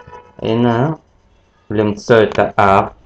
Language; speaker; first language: Hebrew; non-native, fluent; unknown